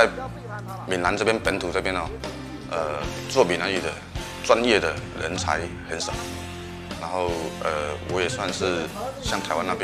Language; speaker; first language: Chinese; non-native, local second language; Min Nan Chinese